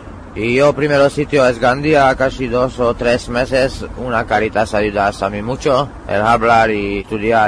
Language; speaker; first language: Spanish; non-native, learner; Hungarian